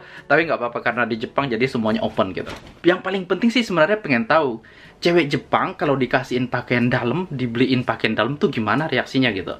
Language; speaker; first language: Indonesian; native; Indonesian